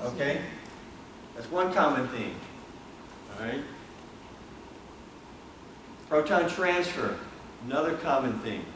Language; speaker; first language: English; native; English